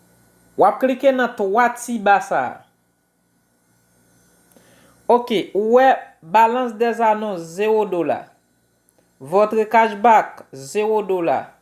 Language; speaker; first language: French; non-native, local second language; Haitian Creole